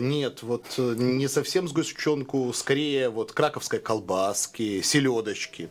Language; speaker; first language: Russian; native; Russian